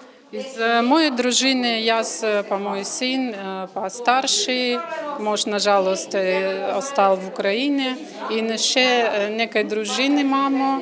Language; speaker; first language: Slovenian; non-native, learner; Ukrainian